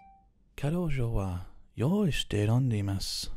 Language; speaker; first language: Japanese; non-native, learner; English